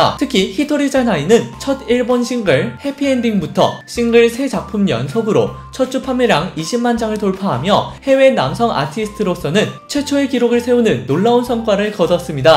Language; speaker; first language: Korean; native; Korean